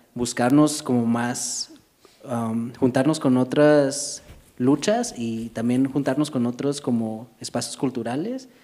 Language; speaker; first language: Spanish; early bilingual, heritage; Spanish